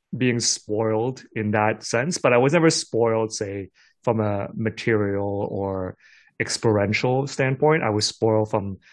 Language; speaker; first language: English; non-native, local second language; Cantonese